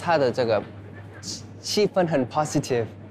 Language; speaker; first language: Chinese; non-native, learner; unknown